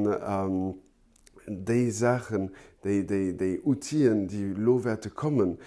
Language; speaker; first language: German; non-native, local second language; Luxembourgish